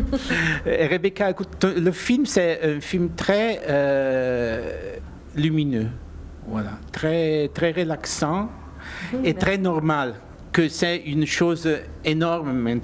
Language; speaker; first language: French; non-native, fluent; Italian